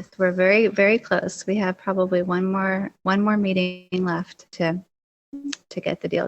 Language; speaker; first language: English; native; English